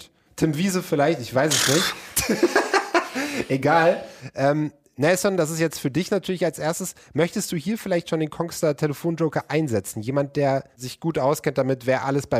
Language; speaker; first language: German; native; German